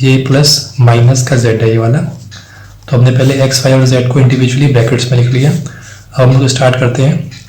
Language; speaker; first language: Hindi; native; Hindi